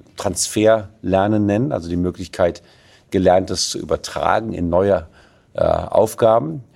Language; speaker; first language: German; native; German